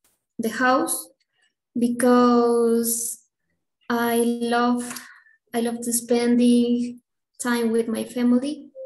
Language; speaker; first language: English; non-native, learner; Spanish